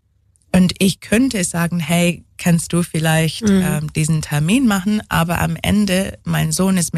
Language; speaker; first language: German; non-native, fluent; English